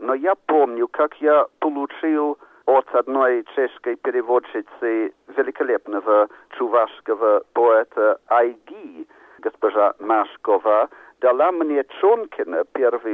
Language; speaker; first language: Russian; non-native, fluent; English